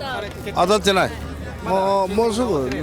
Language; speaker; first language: Japanese; non-native, fluent; Korean